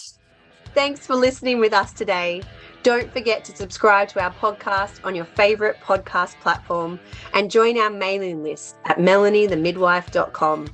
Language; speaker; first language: English; native; English